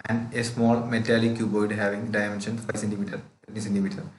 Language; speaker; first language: English; non-native, local second language; Malayalam